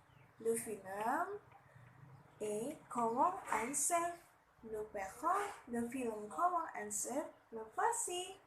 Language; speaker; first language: French; non-native, learner; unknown